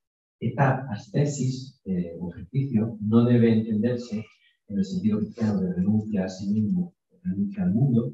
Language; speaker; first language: Spanish; native; Spanish